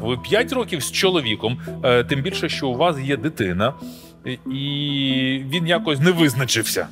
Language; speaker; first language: Ukrainian; native; Ukrainian